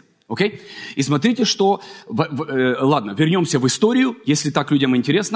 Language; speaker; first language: Russian; native; Russian